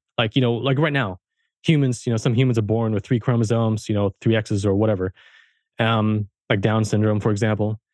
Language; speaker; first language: English; early bilingual, heritage; German